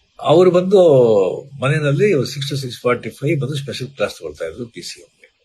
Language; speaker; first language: Kannada; non-native, local second language; Marathi